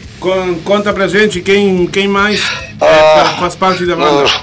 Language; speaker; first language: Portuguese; non-native, learner; Spanish